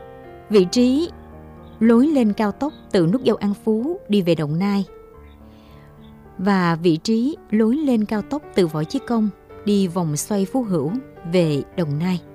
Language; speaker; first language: Vietnamese; native; Vietnamese